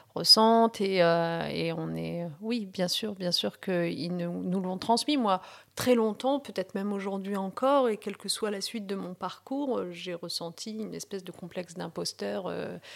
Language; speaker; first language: French; early bilingual, other home language; Riffian